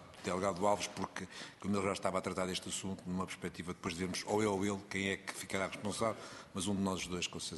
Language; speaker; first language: Portuguese; native; Portuguese